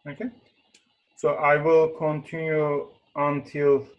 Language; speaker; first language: English; non-native, fluent; Turkish